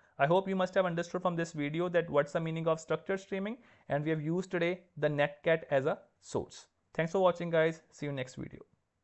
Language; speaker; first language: English; non-native, local second language; Punjabi